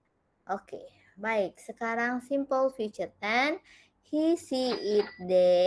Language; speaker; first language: English; non-native, fluent; Indonesian